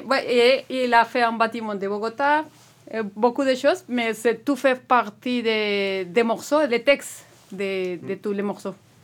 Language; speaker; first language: French; non-native, learner; Spanish